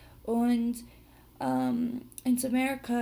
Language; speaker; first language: German; non-native, learner; English